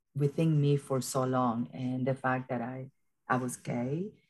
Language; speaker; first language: English; early bilingual, other home language; Spanish